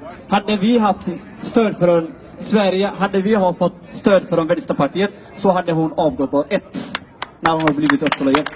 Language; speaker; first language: Swedish; non-native, fluent; Somali